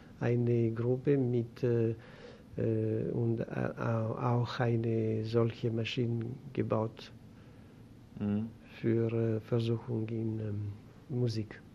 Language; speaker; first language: German; non-native, learner; Greek